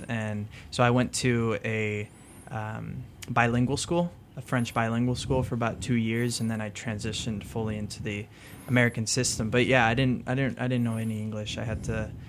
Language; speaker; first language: English; early bilingual, other home language; French